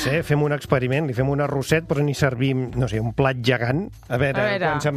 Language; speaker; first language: Catalan; native; Catalan